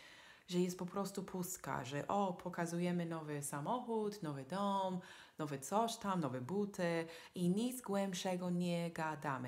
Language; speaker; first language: Polish; non-native, fluent; English